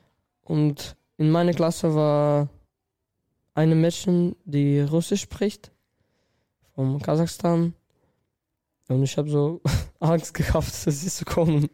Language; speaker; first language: German; non-native, learner; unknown